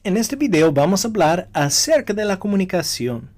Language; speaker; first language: Spanish; non-native, fluent; English